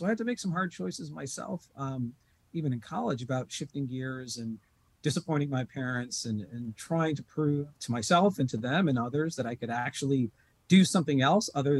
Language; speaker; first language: English; native; English